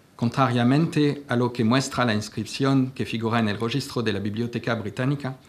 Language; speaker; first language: Spanish; non-native, fluent; French